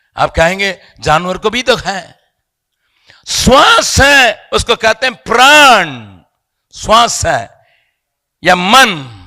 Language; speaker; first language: Hindi; non-native, local second language; Tamil